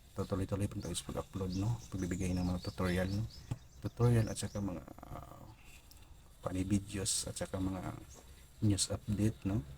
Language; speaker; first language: Filipino; non-native, local second language; Cebuano